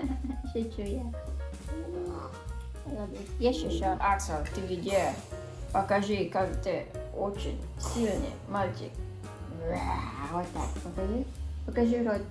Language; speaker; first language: Russian; non-native, learner; Filipino